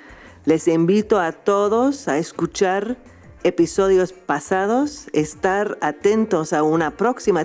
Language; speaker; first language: Spanish; non-native, fluent; English